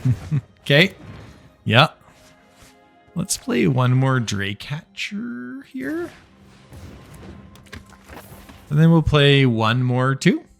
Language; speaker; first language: English; native; English